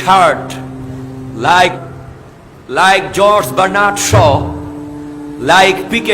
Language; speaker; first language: English; non-native, local second language; Bangla